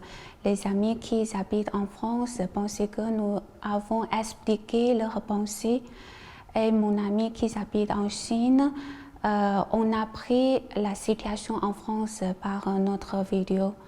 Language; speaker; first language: French; non-native, learner; Chinese